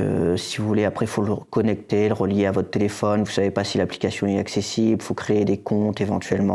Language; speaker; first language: French; native; French